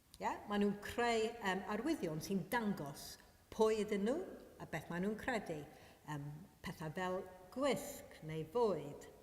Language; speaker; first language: Welsh; non-native, fluent; Maltese